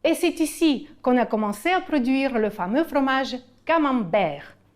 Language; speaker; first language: French; non-native, fluent; Ukrainian